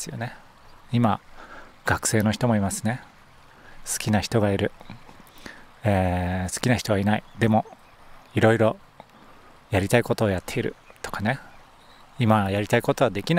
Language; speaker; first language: Japanese; native; Japanese